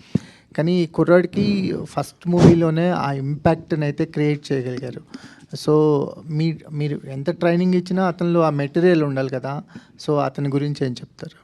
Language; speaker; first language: Telugu; native; Telugu